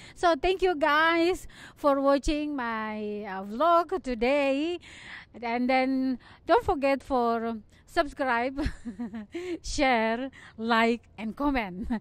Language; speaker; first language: English; non-native, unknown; Indonesian